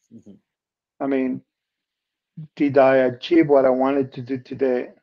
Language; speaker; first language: English; non-native, fluent; Spanish